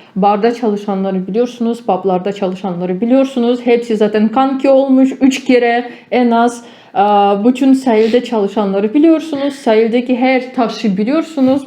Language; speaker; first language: Turkish; non-native, fluent; Ukrainian